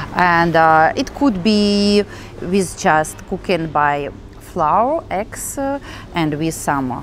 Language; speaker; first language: English; non-native, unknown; Russian